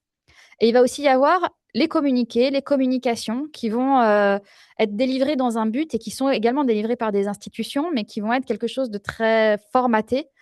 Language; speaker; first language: French; native; French